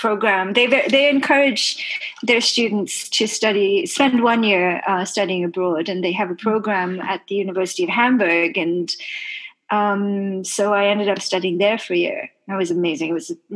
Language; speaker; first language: English; non-native, local second language; Bangla